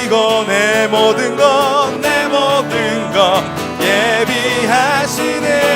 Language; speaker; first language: Korean; native; Korean